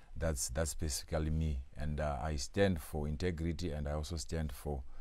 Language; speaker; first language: English; non-native, local second language; Shona